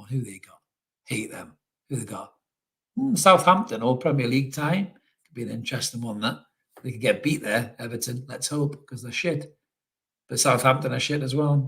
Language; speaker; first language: English; native; English